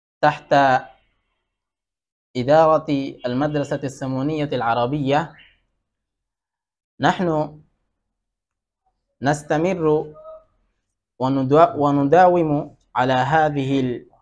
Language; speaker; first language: Arabic; non-native, fluent; Bangla